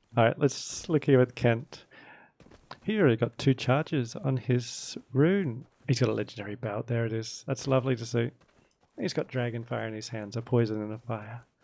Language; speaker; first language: English; native; English